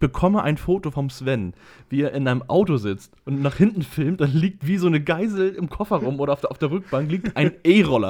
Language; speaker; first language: German; native; German